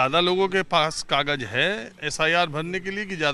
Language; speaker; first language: Hindi; native; Hindi